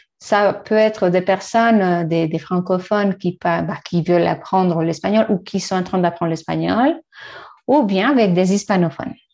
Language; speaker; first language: French; non-native, fluent; Spanish